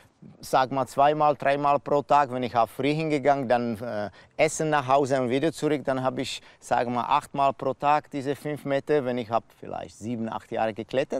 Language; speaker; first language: German; non-native, learner; Czech